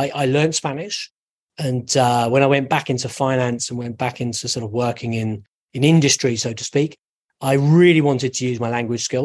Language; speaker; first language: English; native; English